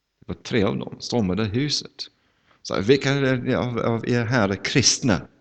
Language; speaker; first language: Swedish; non-native, fluent; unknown